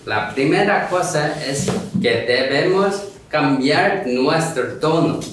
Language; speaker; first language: Spanish; non-native, learner; Korean